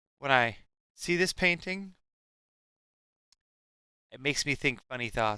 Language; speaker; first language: English; native; English